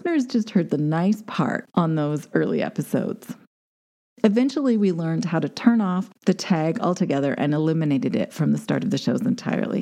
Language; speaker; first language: English; native; English